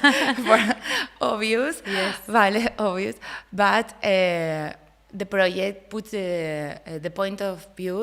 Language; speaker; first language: English; non-native, learner; Spanish